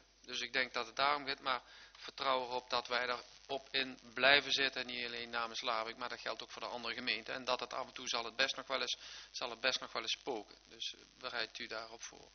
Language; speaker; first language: Dutch; native; Dutch